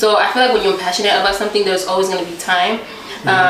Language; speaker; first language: English; early bilingual, other home language; Rundi